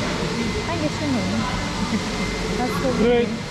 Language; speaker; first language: Turkish; native; Turkish